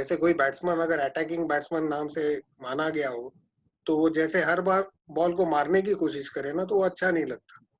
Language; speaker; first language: Hindi; non-native, local second language; Marathi